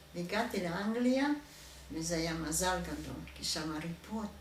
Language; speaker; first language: Hebrew; non-native, fluent; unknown